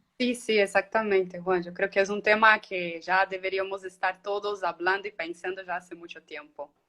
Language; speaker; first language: Spanish; non-native, fluent; Portuguese